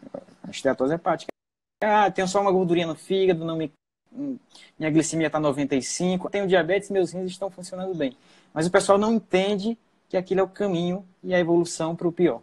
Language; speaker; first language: Portuguese; native; Portuguese